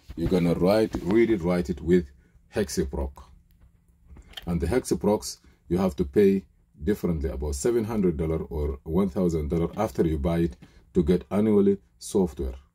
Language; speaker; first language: English; non-native, fluent; Arabic